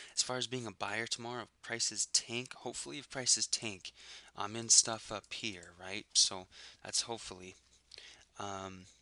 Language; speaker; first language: English; native; English